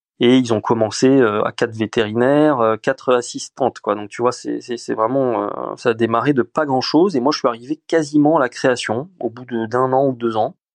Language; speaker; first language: French; early bilingual, other home language; Romanian